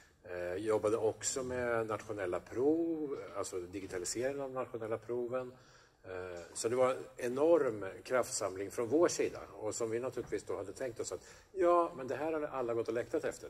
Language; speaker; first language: Swedish; native; Swedish